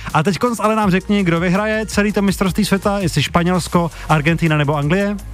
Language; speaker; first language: Czech; native; Czech